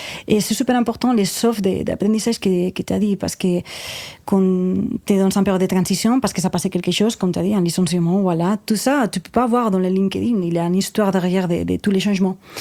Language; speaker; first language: French; non-native, fluent; Spanish